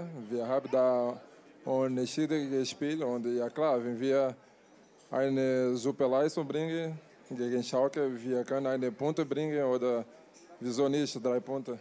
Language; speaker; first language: German; non-native, learner; Portuguese